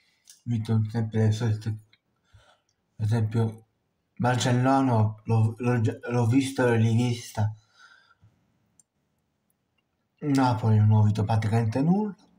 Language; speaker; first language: Italian; non-native, fluent; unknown